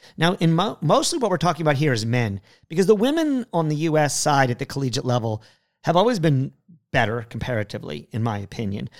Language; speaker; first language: English; native; English